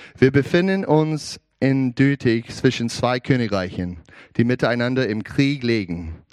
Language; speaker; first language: German; non-native, learner; English